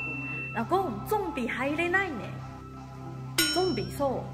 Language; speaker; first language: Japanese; non-native, learner; Chinese